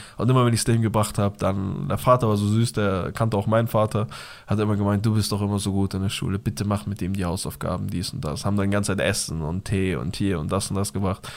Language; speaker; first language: German; early bilingual, other home language; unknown